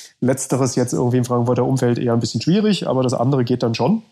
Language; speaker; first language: German; native; German